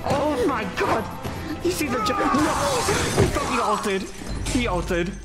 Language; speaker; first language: English; native; English